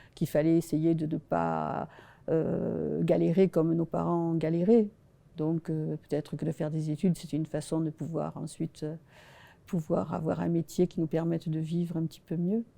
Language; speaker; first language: French; early bilingual, other home language; Spanish